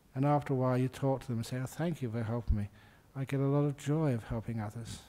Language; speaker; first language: English; native; English